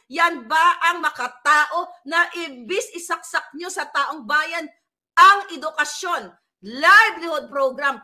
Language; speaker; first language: Filipino; native; Filipino